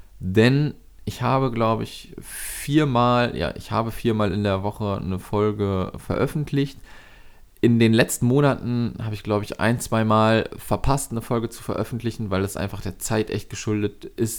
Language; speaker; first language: German; native; German